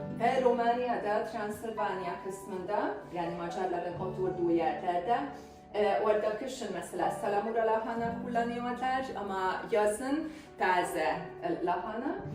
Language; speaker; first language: Turkish; non-native, fluent; Hungarian